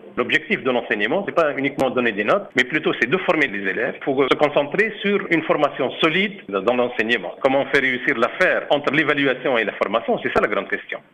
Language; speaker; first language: French; non-native, local second language; Arabic